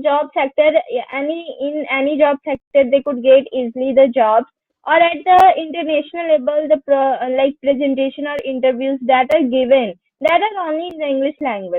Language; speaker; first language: English; non-native, learner; Hindi